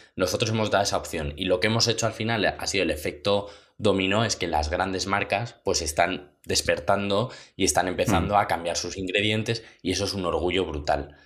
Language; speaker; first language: Spanish; native; Spanish